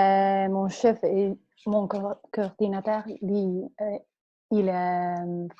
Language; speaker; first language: French; non-native, fluent; Spanish